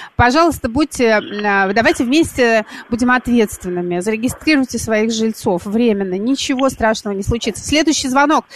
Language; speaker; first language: Russian; native; Russian